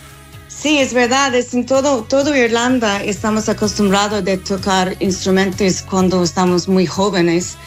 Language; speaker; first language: Spanish; non-native, fluent; English